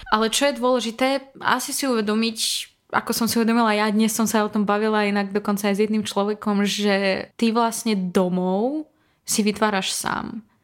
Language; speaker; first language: Slovak; non-native, fluent; Russian